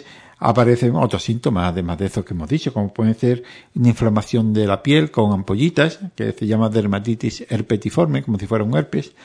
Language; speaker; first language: Spanish; native; Spanish